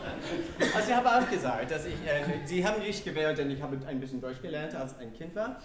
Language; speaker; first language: German; non-native, learner; English